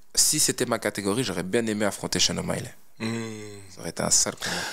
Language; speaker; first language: French; native; French